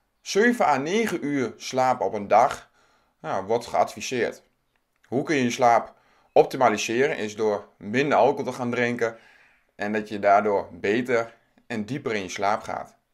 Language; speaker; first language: Dutch; native; Dutch